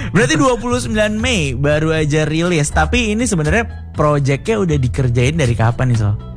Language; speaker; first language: Indonesian; native; Indonesian